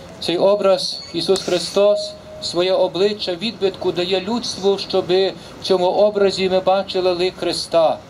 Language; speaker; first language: Ukrainian; native; Ukrainian